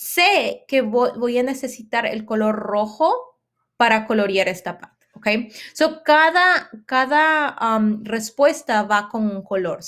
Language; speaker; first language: Spanish; early bilingual, heritage; Spanish